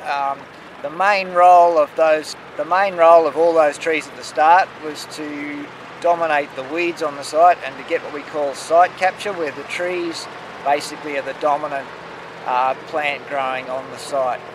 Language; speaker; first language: English; native; English